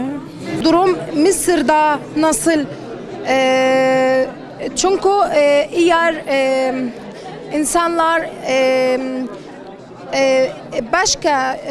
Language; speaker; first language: Turkish; non-native, learner; Arabic